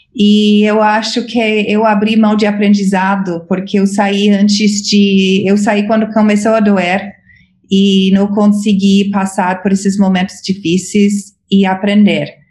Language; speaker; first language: Portuguese; non-native, fluent; English